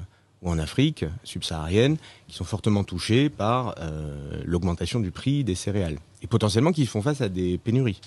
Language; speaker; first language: French; native; French